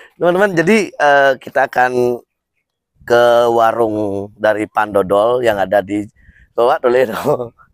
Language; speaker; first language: Indonesian; non-native, local second language; Balinese